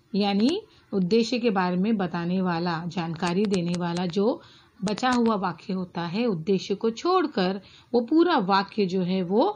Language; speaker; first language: Hindi; non-native, local second language; Marathi